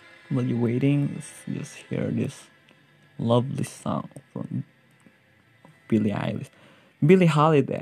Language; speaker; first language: English; non-native, fluent; Indonesian